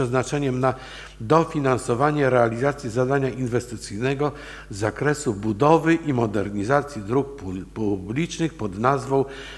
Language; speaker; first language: Polish; native; Polish